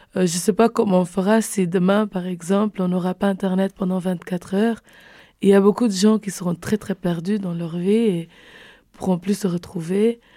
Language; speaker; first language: French; non-native, fluent; Kabuverdianu